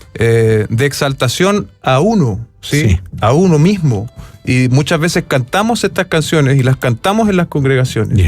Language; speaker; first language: Spanish; native; Spanish